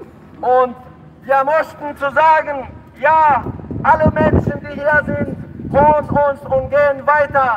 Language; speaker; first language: German; non-native, fluent; Tajik